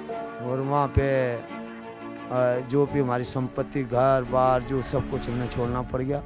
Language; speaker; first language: Urdu; non-native, local second language; Sindhi